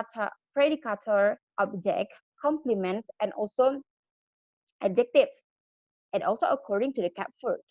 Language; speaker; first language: English; non-native, learner; Indonesian